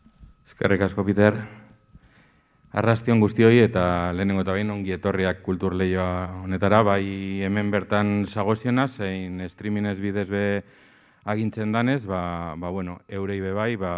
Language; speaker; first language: Basque; native; Basque